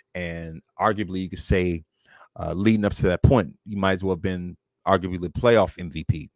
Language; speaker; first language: English; native; English